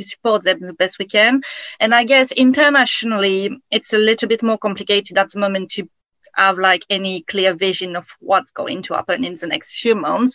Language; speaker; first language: English; non-native, fluent; French